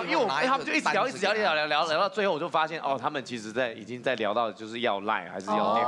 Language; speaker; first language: Chinese; native; Chinese